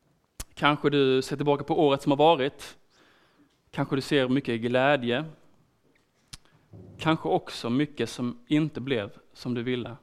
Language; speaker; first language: Swedish; native; Swedish